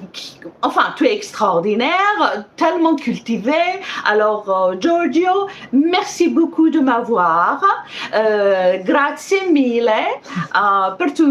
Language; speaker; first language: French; non-native, fluent; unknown